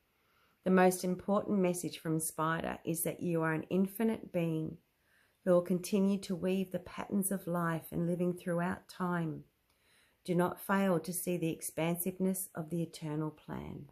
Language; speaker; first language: English; native; English